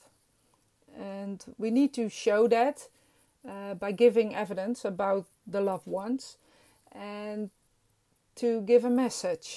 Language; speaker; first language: English; non-native, fluent; Dutch